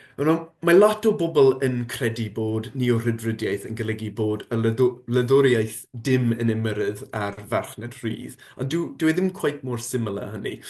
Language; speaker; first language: Welsh; non-native, fluent; English